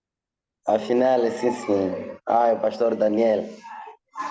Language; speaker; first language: Portuguese; non-native, local second language; Nyanja